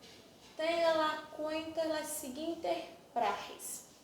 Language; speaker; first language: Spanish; non-native, fluent; Portuguese